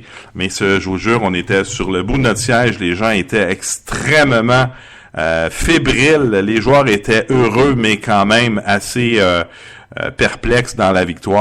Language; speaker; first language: French; native; French